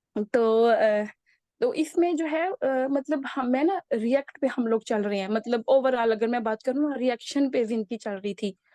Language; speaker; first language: Urdu; native; Urdu